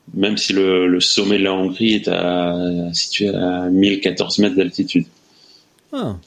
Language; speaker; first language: French; native; French